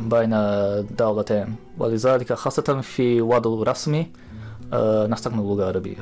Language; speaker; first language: Arabic; non-native, fluent; Japanese